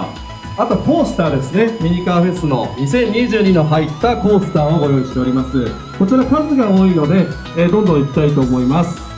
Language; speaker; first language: Japanese; native; Japanese